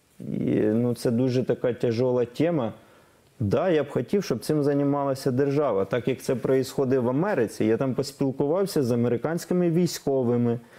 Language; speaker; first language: Ukrainian; non-native, local second language; Russian